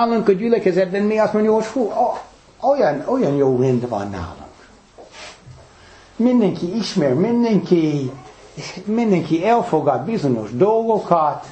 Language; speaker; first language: Hungarian; non-native, fluent; English